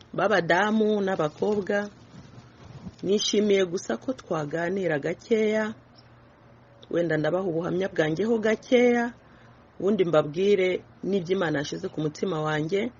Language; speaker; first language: Kinyarwanda; non-native, local second language; Swahili